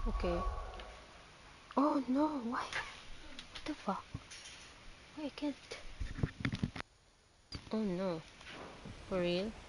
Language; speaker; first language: English; non-native, local second language; Filipino